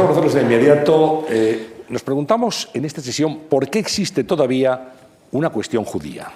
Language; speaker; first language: Spanish; native; Spanish